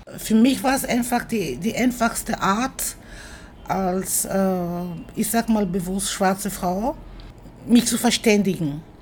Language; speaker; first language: German; non-native, fluent; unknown